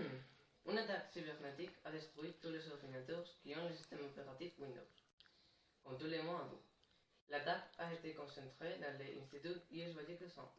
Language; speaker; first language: French; non-native, learner; Spanish